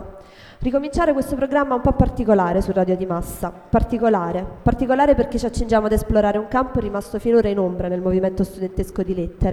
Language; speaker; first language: Italian; native; Italian